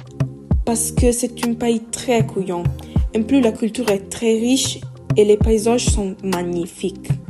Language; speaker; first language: French; non-native, learner; Italian